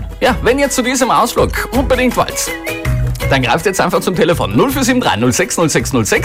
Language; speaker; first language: German; native; German